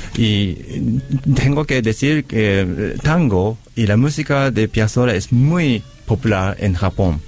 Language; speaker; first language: Spanish; non-native, learner; Japanese